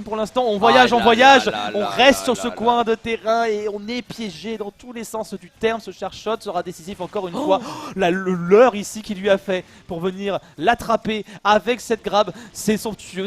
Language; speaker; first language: French; native; French